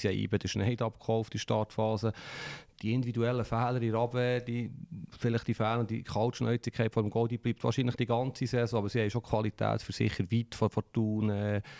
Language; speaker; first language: German; native; German